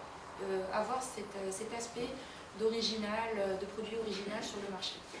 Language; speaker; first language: French; native; French